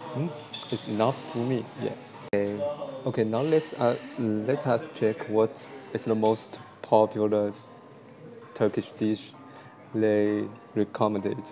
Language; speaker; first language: English; non-native, learner; Chinese